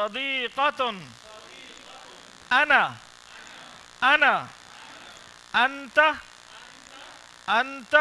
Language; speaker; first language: Arabic; non-native, fluent; Urdu